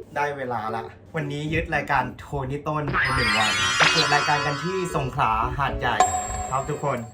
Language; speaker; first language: Thai; native; Thai